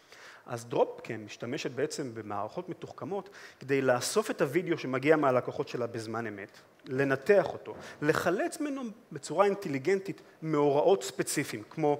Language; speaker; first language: Hebrew; native; Hebrew